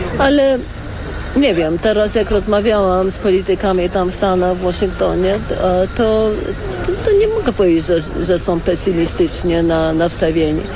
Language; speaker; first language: Polish; early bilingual, heritage; Polish